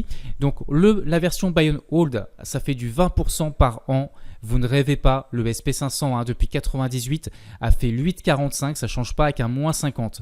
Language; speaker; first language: French; native; French